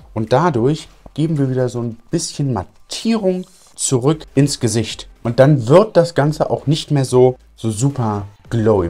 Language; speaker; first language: German; native; German